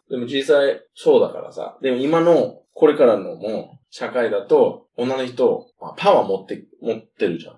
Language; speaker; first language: Japanese; non-native, fluent; English